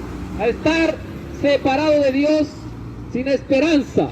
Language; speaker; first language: Spanish; native; Spanish